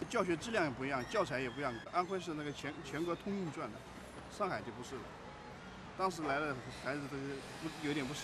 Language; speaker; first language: Chinese; native; Chinese